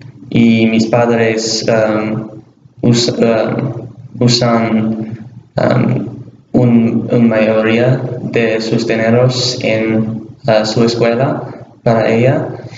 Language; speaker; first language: Spanish; non-native, learner; English